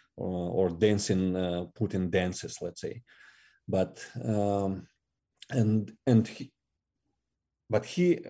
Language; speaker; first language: English; non-native, fluent; Russian